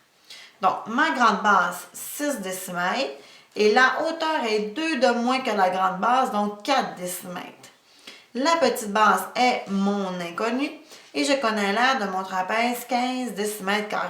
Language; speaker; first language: French; native; French